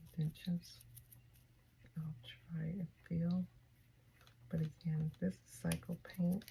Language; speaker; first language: English; native; English